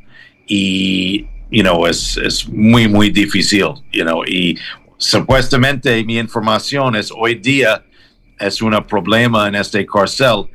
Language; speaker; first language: Spanish; non-native, learner; English